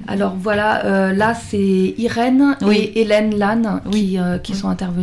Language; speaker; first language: French; native; French